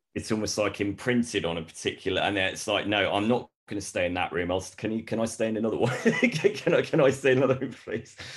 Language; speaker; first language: English; native; English